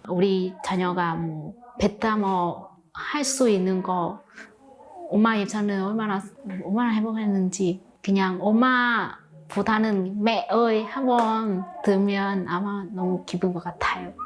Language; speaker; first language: Korean; non-native, fluent; Vietnamese